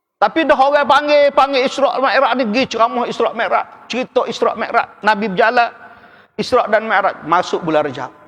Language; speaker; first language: Malay; native; Malay